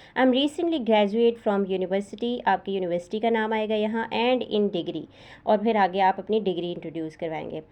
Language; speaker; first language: Urdu; native; Urdu